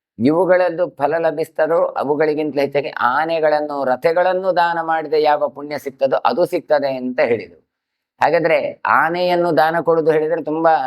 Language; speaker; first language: Kannada; non-native, local second language; Tulu